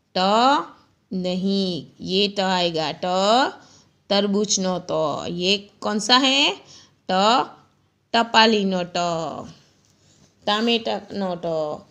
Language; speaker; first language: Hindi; non-native, local second language; Gujarati